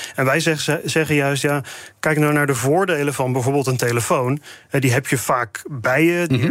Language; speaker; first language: Dutch; native; Dutch